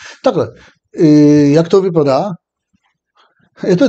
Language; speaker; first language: Czech; non-native, fluent; Hebrew